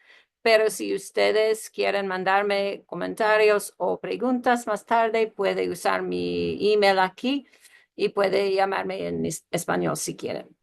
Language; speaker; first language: Spanish; early bilingual, heritage; Spanish